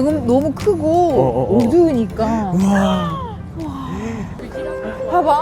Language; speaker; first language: Korean; non-native, learner; Japanese